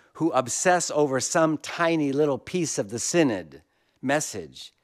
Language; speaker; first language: English; native; English